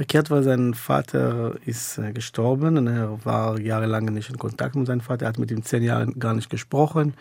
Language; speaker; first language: German; non-native, fluent; Hebrew